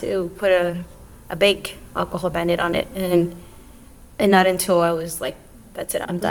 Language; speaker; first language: English; early bilingual, other home language; Spanish